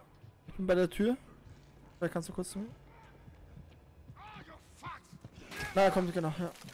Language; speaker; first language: German; native; German